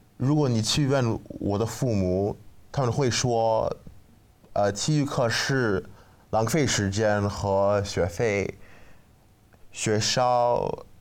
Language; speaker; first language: Chinese; non-native, learner; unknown